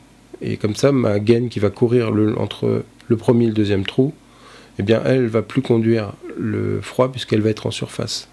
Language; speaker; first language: French; native; French